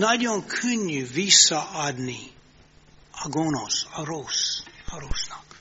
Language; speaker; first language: Hungarian; non-native, fluent; English